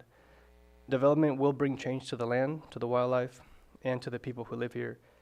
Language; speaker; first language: English; native; English